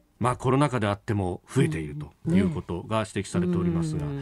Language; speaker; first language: Japanese; native; Japanese